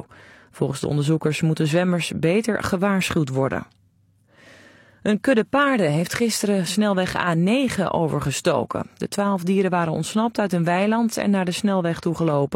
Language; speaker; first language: Dutch; native; Dutch